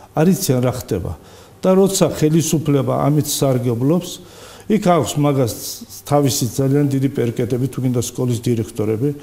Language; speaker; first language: Georgian; non-native, local second language; Azerbaijani